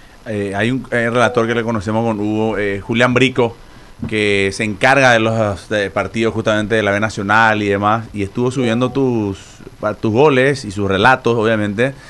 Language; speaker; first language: Spanish; native; Spanish